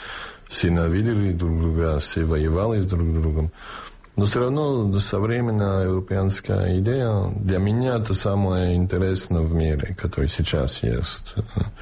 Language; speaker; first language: Russian; non-native, fluent; English